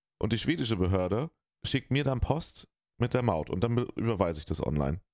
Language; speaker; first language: German; native; German